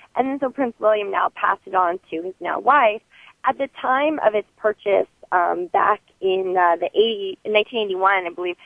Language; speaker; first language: English; native; English